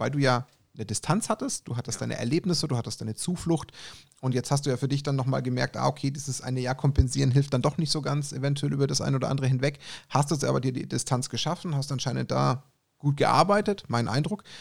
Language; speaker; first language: German; native; German